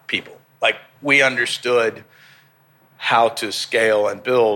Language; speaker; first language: English; native; English